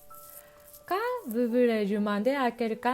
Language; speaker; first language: French; non-native, fluent; Japanese